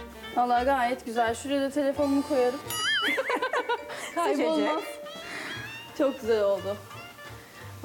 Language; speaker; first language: Turkish; native; Turkish